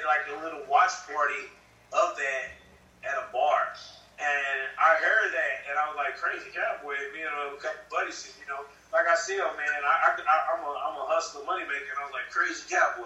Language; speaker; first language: English; native; English